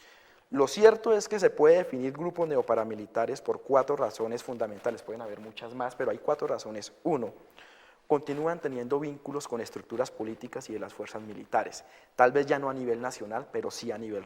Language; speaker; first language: Spanish; native; Spanish